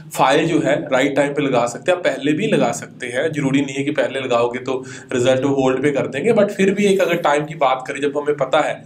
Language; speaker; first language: Hindi; non-native, local second language; Punjabi